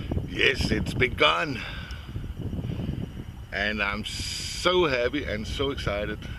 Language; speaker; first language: English; non-native, fluent; Danish